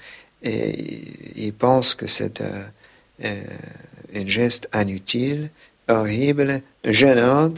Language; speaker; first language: French; non-native, fluent; English